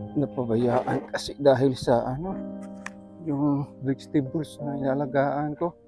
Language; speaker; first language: Filipino; non-native, local second language; Cebuano